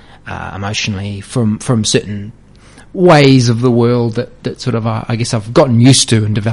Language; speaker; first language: English; native; English